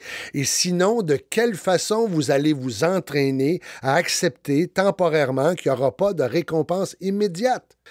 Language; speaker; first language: French; native; French